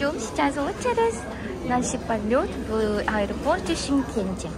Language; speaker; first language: Russian; non-native, learner; Korean